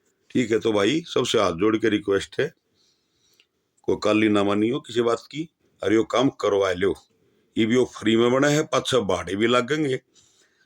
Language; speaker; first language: Hindi; native; Hindi